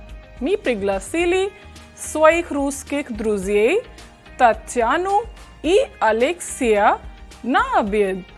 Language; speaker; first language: Russian; non-native, fluent; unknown